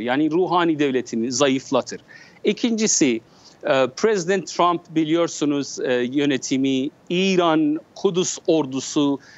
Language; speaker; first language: Turkish; non-native, learner; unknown